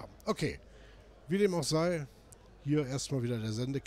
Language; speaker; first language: German; native; German